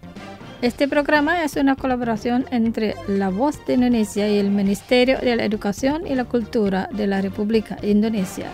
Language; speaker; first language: Spanish; non-native, fluent; Indonesian